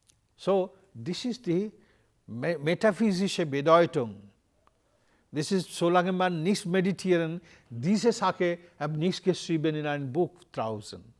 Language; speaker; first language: German; non-native, learner; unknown